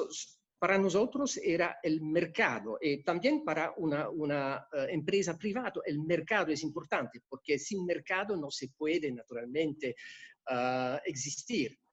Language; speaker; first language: Spanish; non-native, fluent; French